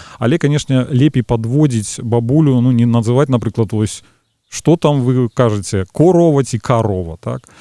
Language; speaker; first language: Belarusian; native; Belarusian